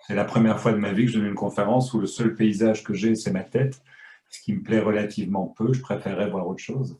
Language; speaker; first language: French; native; French